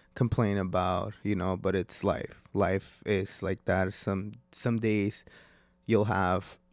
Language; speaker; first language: English; non-native, fluent; Spanish